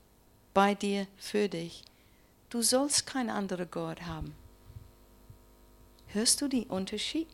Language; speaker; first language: German; non-native, learner; English